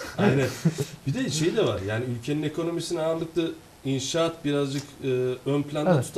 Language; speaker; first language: Turkish; native; Turkish